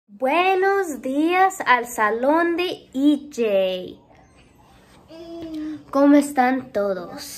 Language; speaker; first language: Spanish; early bilingual, heritage; Spanish